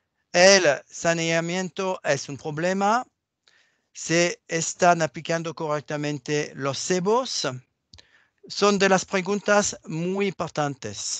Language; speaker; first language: Spanish; non-native, learner; French